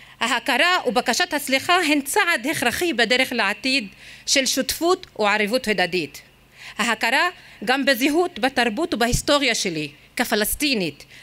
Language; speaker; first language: Hebrew; non-native, local second language; Arabic